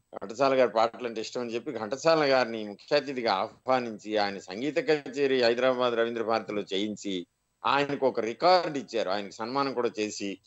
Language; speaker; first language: Telugu; native; Telugu